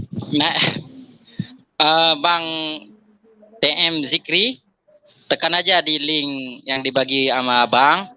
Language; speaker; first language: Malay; non-native, local second language; Achinese